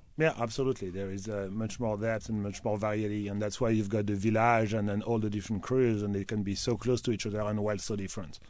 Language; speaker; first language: English; non-native, fluent; French